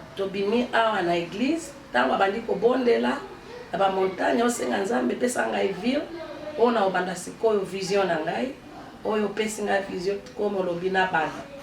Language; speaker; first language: Lingala; native; Lingala